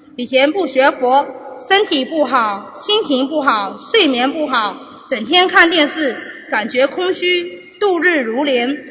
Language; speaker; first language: Chinese; native; Chinese